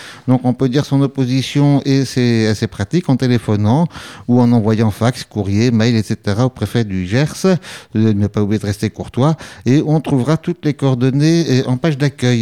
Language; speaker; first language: French; native; French